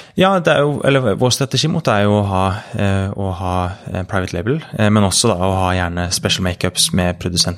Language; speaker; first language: Norwegian; native; Norwegian